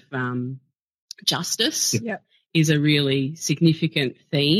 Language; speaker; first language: English; native; English